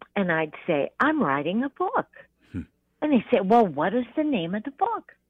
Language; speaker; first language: English; native; English